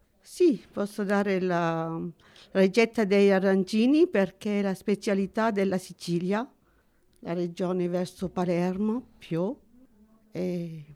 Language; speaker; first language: Italian; early bilingual, heritage; Italian